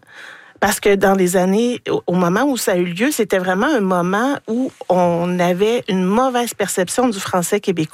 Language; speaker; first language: French; native; French